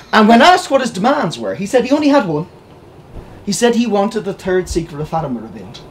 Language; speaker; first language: English; native; English